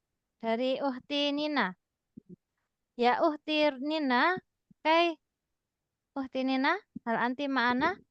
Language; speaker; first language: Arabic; non-native, fluent; Indonesian